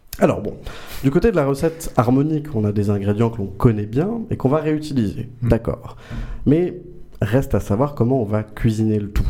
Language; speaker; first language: French; native; French